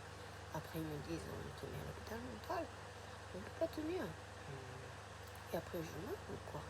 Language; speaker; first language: French; non-native, fluent; Japanese